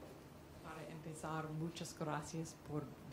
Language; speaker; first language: Spanish; non-native, learner; English